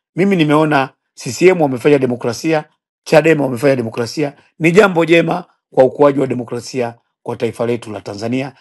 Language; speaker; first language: Swahili; native; Swahili